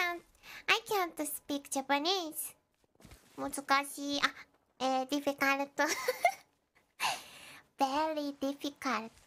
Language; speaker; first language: English; non-native, learner; Japanese